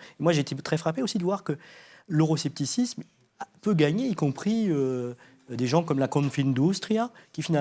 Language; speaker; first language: French; native; French